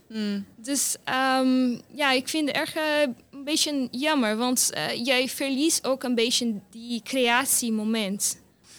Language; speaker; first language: Dutch; non-native, learner; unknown